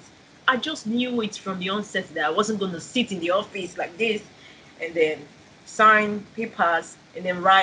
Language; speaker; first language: English; non-native, local second language; Igbo